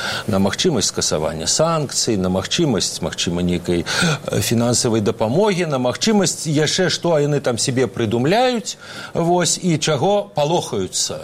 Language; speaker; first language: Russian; non-native, local second language; Belarusian